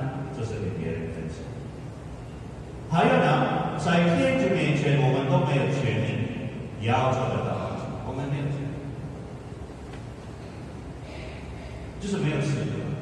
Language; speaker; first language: Chinese; non-native, fluent; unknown